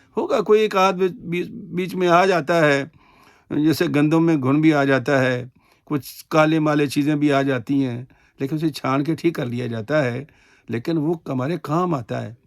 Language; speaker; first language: Urdu; non-native, local second language; Punjabi